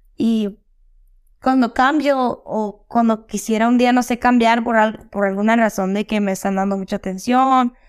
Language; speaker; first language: Spanish; early bilingual, heritage; Spanish